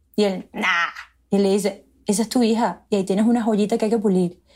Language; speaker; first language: Spanish; native; Spanish